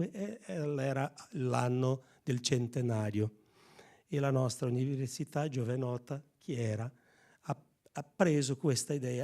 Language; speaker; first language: Italian; non-native, fluent; Portuguese